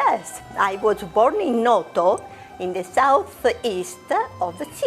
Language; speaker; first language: English; non-native, fluent; Italian